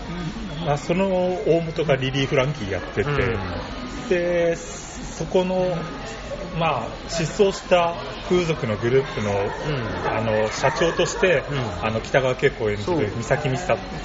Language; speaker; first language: Japanese; native; Japanese